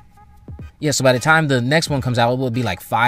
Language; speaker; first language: English; native; English